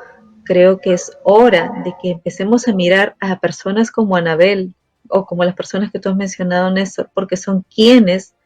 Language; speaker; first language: Spanish; native; Spanish